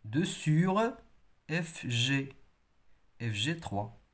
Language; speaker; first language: French; non-native, local second language; Arabic